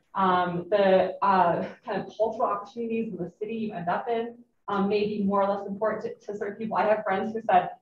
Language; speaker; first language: English; native; English